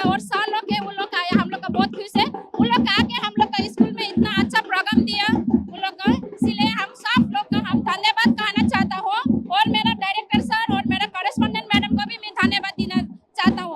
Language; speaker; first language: Hindi; non-native, local second language; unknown